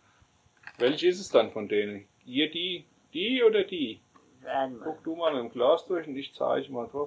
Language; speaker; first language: German; native; German